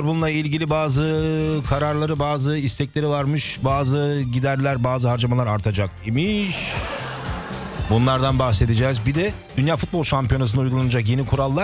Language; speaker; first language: Turkish; native; Turkish